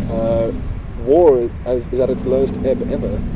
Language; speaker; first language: English; native; English